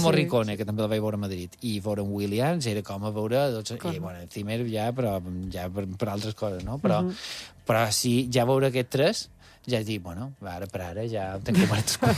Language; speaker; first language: Catalan; native; Catalan